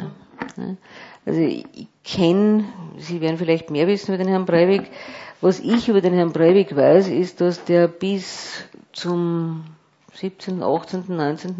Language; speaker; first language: German; native; German